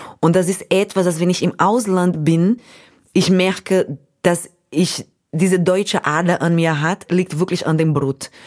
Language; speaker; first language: German; non-native, fluent; Portuguese